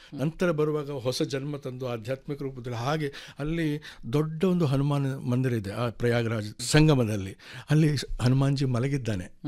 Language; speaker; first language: Kannada; non-native, local second language; Konkani